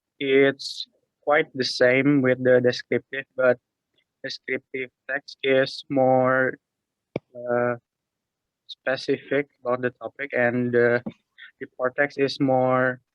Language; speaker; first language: English; non-native, learner; Indonesian